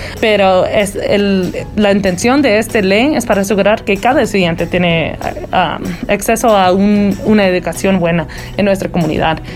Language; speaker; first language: Spanish; early bilingual, heritage; Spanish